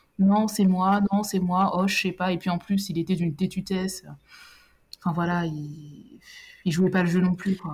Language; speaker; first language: French; native; French